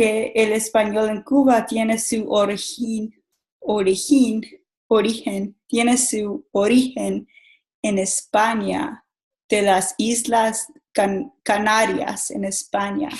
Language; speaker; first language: Spanish; non-native, learner; English